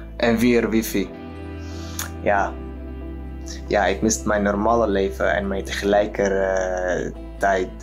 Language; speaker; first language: Dutch; non-native, learner; Arabic